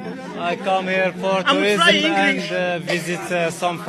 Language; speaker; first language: English; non-native, learner; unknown